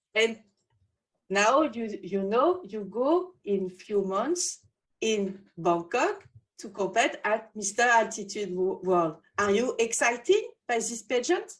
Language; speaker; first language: English; non-native, learner; French